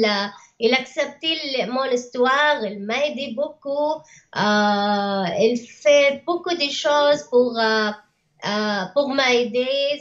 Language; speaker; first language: French; non-native, learner; Arabic